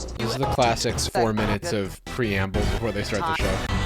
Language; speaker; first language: English; native; English